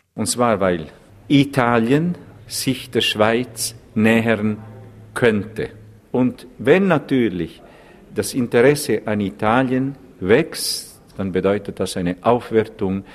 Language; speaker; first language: German; non-native, local second language; Italian